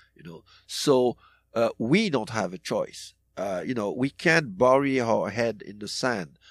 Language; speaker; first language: English; non-native, fluent; French